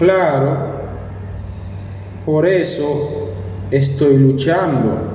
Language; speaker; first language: Spanish; non-native, learner; Haitian Creole